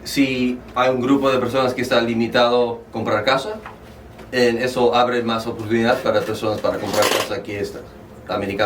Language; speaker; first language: Spanish; early bilingual, heritage; Spanish